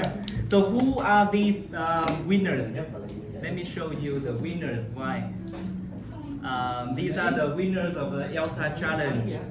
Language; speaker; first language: English; non-native, learner; Vietnamese